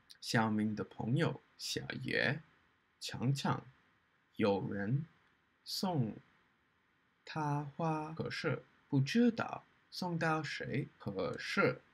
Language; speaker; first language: Chinese; non-native, learner; English